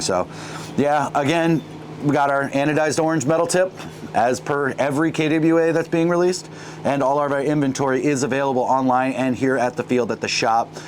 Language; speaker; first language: English; native; English